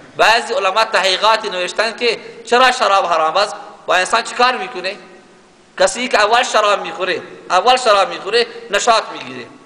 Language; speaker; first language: Persian; non-native, local second language; Baluchi